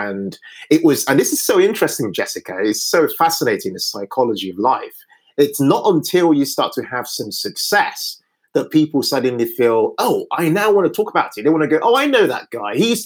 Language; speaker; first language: English; non-native, local second language; Yoruba